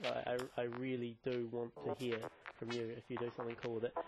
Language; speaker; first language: English; native; English